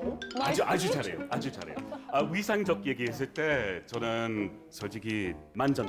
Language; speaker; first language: Korean; non-native, fluent; English